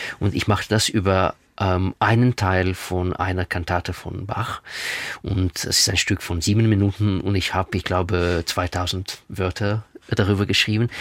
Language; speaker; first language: German; non-native, fluent; Russian